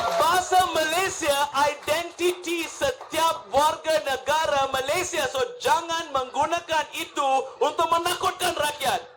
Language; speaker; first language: Malay; non-native, local second language; Tamil